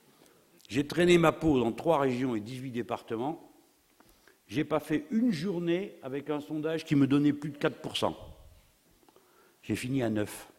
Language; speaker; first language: French; native; French